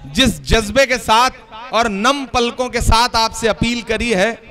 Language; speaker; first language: Hindi; native; Hindi